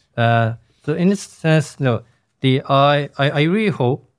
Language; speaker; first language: English; non-native, fluent; Japanese